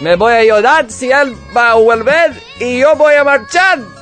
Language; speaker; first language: Spanish; non-native, learner; English